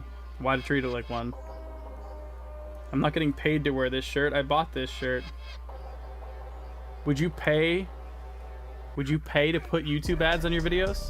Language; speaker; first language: English; native; English